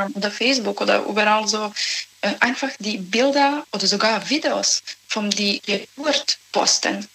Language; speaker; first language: German; non-native, learner; Serbian